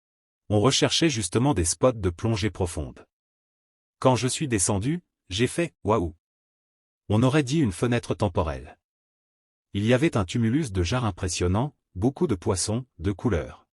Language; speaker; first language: French; native; French